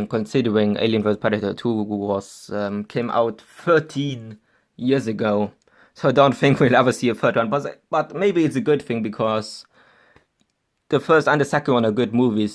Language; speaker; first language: English; non-native, fluent; German